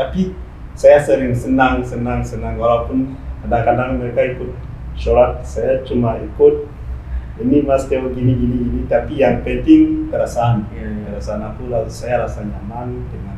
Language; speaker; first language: Indonesian; non-native, fluent; Rundi